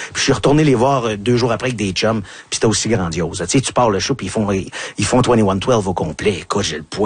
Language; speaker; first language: French; native; French